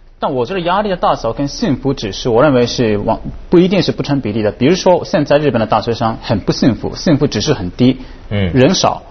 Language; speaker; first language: Chinese; non-native, fluent; Japanese